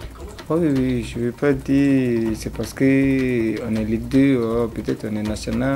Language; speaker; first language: French; non-native, learner; English